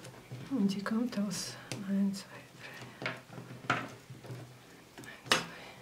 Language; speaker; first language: German; non-native, learner; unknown